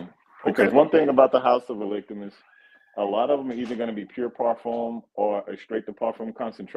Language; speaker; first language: English; native; English